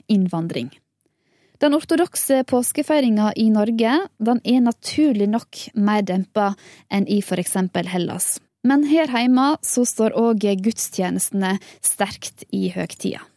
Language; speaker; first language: Norwegian; native; Norwegian